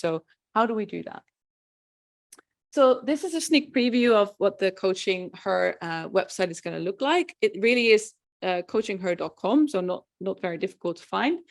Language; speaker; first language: English; non-native, fluent; Dutch